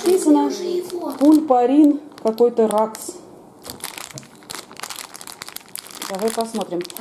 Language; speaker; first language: Russian; native; Russian